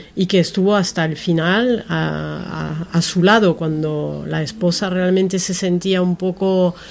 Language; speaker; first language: Spanish; non-native, fluent; French